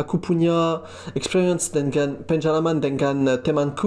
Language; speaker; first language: Indonesian; non-native, learner; French